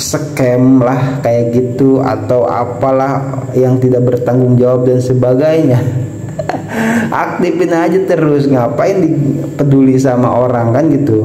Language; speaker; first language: Indonesian; native; Indonesian